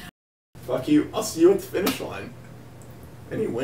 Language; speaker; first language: English; native; English